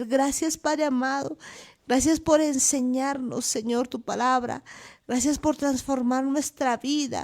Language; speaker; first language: Spanish; native; Spanish